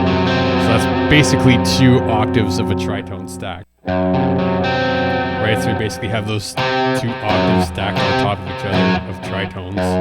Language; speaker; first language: English; native; English